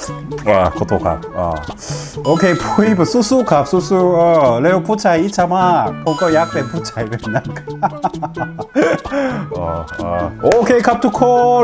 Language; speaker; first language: Thai; non-native, learner; Korean